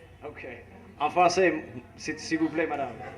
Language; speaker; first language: French; non-native, learner; English